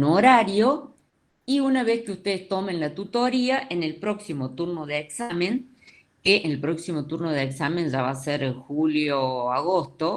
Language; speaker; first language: Spanish; native; Spanish